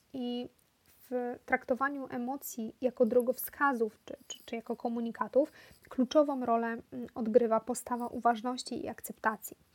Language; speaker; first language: Polish; native; Polish